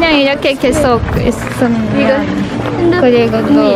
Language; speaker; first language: Korean; non-native, learner; Portuguese